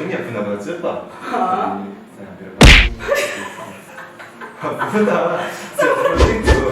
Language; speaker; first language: Indonesian; non-native, learner; Korean